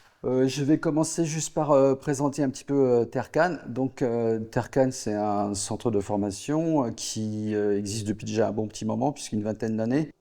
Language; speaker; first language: French; native; French